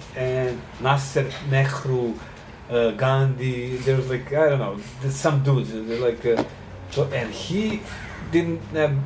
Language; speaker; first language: English; non-native, fluent; Serbian